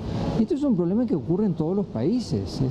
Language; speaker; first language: Spanish; native; Spanish